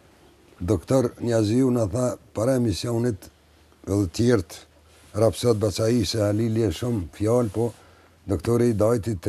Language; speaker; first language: Albanian; native; Albanian